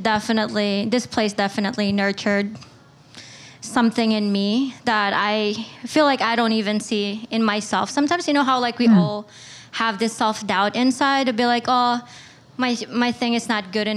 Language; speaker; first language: English; non-native, local second language; Filipino